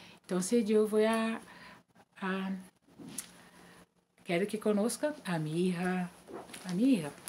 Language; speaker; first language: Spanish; non-native, learner; Portuguese